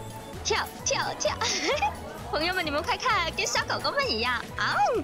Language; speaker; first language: Chinese; native; Chinese